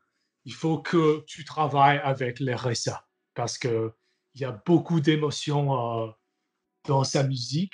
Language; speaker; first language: French; non-native, learner; English